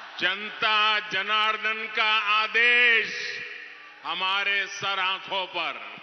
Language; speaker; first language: Hindi; non-native, local second language; Gujarati